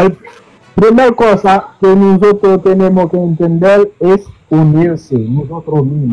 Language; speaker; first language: Spanish; non-native, fluent; Haitian Creole